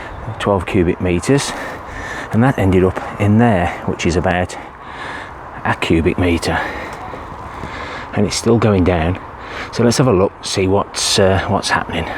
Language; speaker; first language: English; native; English